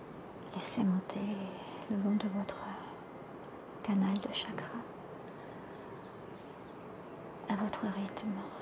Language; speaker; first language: French; native; French